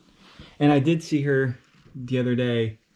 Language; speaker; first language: English; native; English